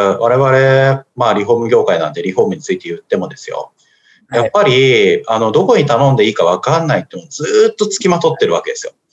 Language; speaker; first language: Japanese; native; Japanese